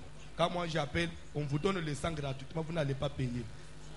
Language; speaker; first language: French; non-native, local second language; Lingala